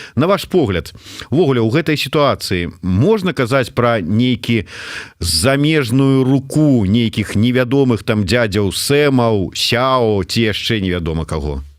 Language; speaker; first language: Belarusian; native; Belarusian